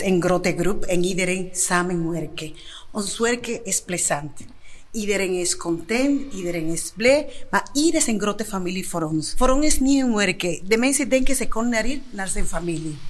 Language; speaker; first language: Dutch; non-native, learner; Spanish